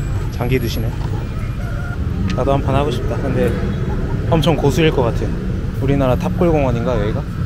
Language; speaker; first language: Korean; native; Korean